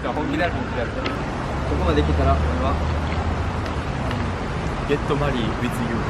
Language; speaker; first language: Japanese; native; Japanese